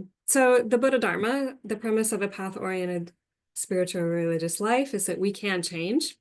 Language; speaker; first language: English; native; English